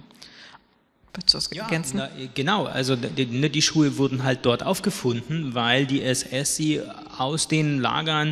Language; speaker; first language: German; native; German